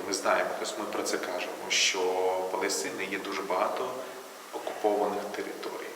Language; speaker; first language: Ukrainian; non-native, local second language; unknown